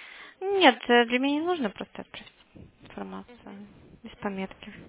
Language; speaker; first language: Russian; native; Russian